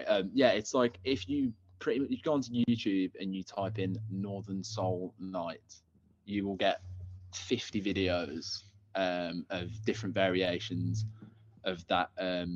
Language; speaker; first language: English; native; English